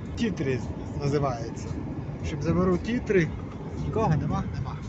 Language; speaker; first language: Ukrainian; non-native, local second language; Russian